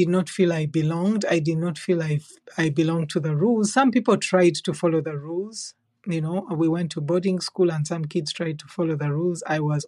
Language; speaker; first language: English; non-native, local second language; Ganda